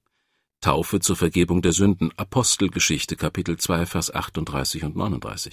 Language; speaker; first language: German; native; German